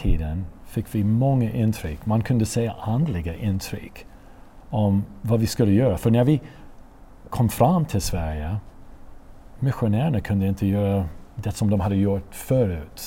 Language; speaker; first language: Swedish; non-native, fluent; English